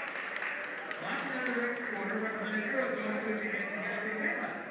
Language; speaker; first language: English; native; English